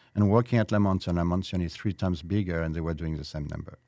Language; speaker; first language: English; non-native, fluent; French